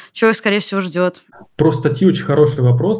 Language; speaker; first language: Russian; native; Russian